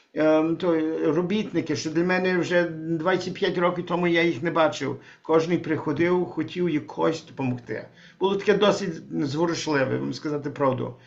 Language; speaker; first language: Ukrainian; early bilingual, heritage; Ukrainian